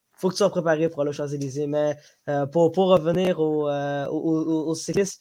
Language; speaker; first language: French; non-native, local second language; Somali